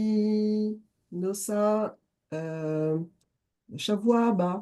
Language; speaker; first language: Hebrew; non-native, learner; French